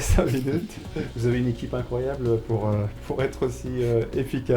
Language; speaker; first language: French; native; French